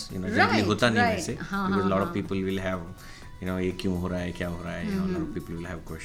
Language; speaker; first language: English; non-native, local second language; Marathi